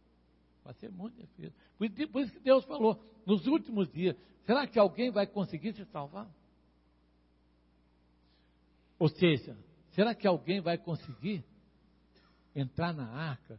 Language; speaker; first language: Portuguese; native; Portuguese